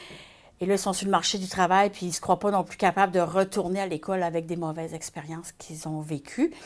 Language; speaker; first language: French; native; French